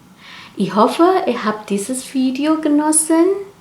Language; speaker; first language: German; non-native, fluent; Indonesian